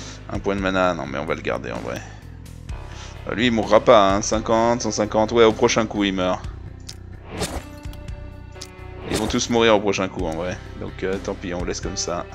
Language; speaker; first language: French; native; French